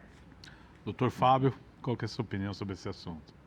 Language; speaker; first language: Portuguese; native; Portuguese